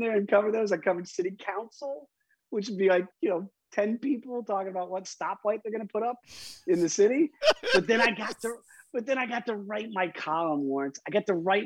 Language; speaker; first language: English; native; English